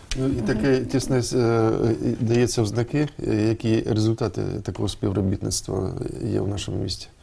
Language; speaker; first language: Ukrainian; native; Ukrainian